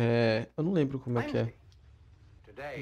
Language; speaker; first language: Portuguese; native; Portuguese